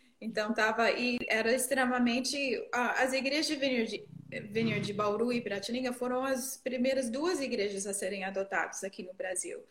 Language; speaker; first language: Portuguese; non-native, fluent; English